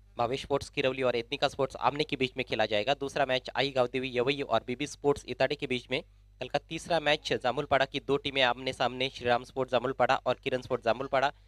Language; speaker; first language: Hindi; non-native, local second language; Marathi